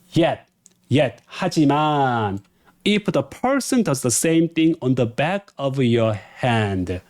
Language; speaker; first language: English; non-native, fluent; Korean